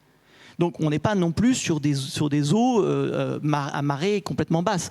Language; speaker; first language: French; native; French